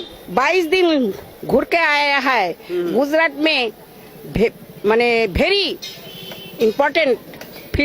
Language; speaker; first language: Hindi; non-native, local second language; Bangla